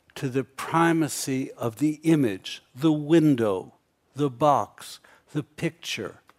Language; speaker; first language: English; native; English